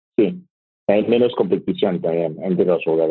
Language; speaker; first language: Spanish; non-native, learner; French